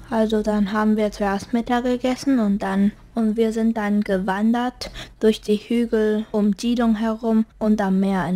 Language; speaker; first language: German; early bilingual, heritage; German